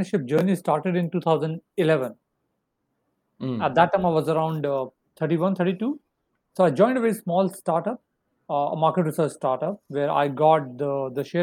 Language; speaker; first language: English; non-native, local second language; Hindi